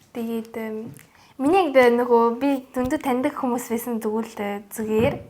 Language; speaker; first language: Mongolian; early bilingual, heritage; Mongolian